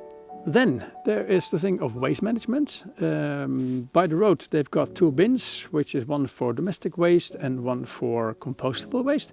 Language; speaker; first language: English; non-native, fluent; Dutch